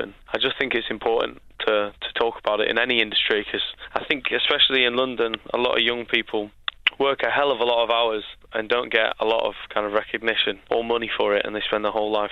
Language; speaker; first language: English; native; English